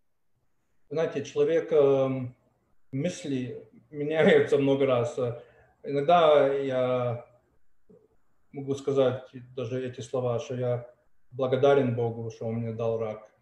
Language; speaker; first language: Russian; early bilingual, heritage; Russian